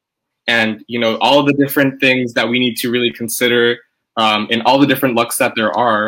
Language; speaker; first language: English; native; English